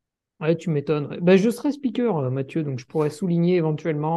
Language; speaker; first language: French; native; French